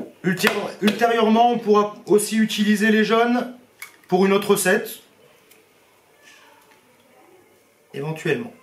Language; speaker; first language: French; native; French